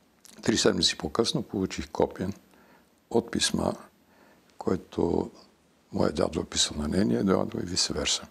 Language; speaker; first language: Bulgarian; early bilingual, heritage; Bulgarian